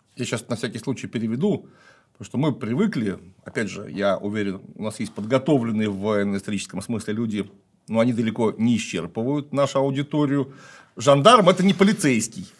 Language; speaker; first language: Russian; native; Russian